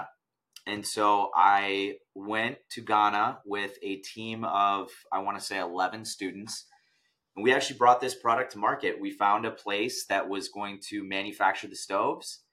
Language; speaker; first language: English; native; English